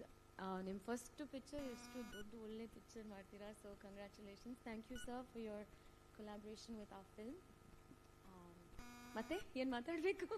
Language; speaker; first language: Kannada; non-native, learner; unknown